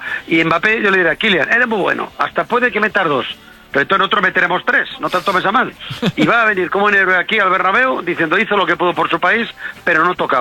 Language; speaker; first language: Spanish; native; Spanish